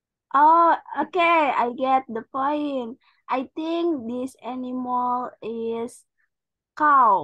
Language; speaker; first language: English; non-native, learner; Indonesian